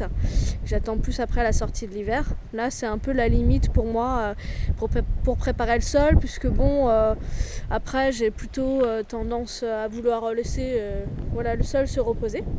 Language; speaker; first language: French; native; French